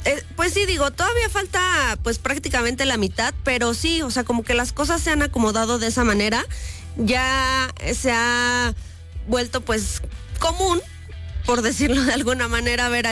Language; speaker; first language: Spanish; native; Spanish